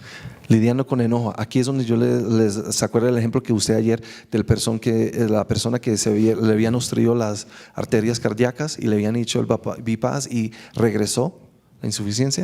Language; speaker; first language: Spanish; native; Spanish